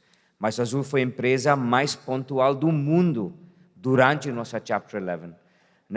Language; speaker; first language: Portuguese; non-native, fluent; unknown